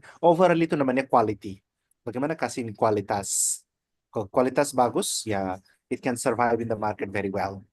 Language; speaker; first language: Indonesian; non-native, learner; Nepali